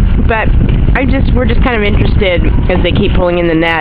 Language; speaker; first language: English; native; English